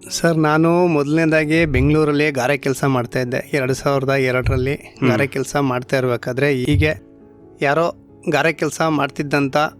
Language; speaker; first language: Kannada; native; Kannada